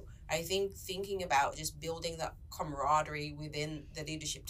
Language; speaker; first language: English; native; English